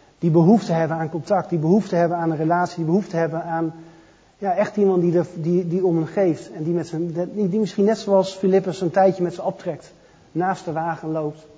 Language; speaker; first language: Dutch; native; Dutch